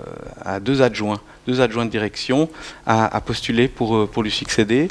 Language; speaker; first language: French; native; French